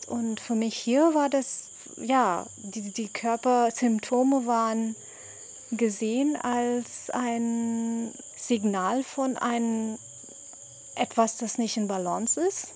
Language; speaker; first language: German; non-native, fluent; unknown